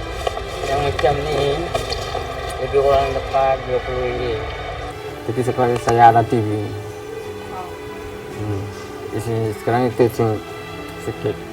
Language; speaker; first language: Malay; non-native, learner; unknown